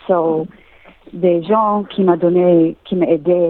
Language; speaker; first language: French; non-native, learner; English